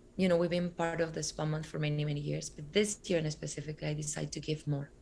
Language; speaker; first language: English; non-native, fluent; Spanish